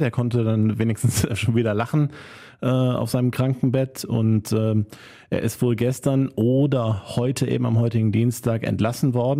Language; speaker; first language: German; native; German